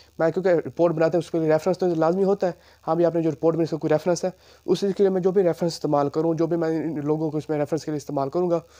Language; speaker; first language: Urdu; non-native, local second language; Punjabi